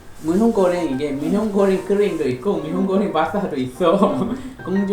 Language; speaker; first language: Korean; non-native, fluent; Malay